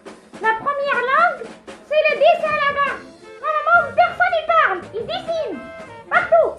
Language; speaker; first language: French; non-native, local second language; Arabic